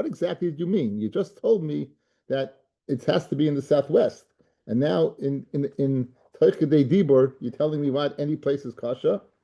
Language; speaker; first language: English; native; English